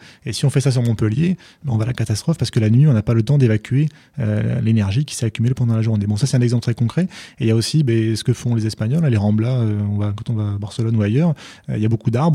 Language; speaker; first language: French; native; French